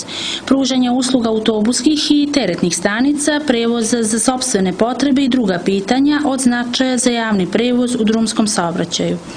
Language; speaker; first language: Croatian; native; Croatian